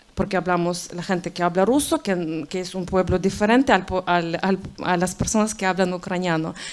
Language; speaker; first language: Spanish; non-native, fluent; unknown